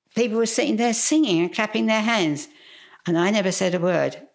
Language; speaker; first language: English; native; English